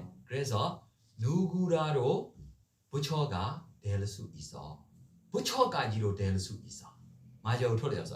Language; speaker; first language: Korean; non-native, learner; Burmese